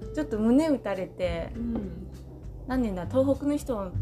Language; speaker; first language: Japanese; non-native, fluent; Chinese